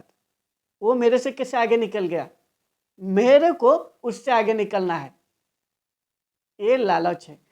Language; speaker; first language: Hindi; non-native, local second language; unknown